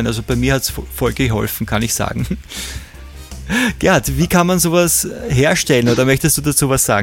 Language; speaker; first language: German; native; German